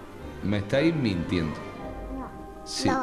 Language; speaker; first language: Spanish; native; Spanish